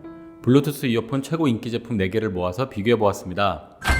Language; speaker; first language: Korean; native; Korean